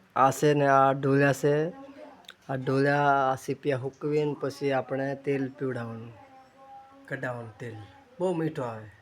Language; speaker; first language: Gujarati; non-native, local second language; Bhili